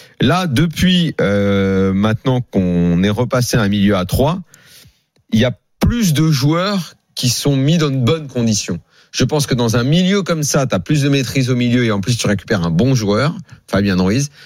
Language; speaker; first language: French; native; French